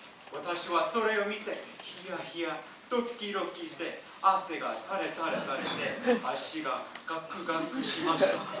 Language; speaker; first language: Japanese; non-native, learner; English